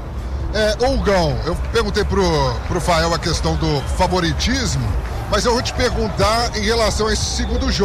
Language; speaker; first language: Portuguese; native; Portuguese